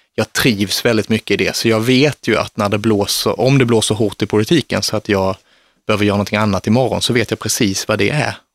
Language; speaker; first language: Swedish; native; Swedish